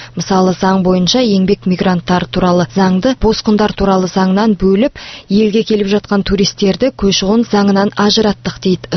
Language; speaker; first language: Kazakh; native; Kazakh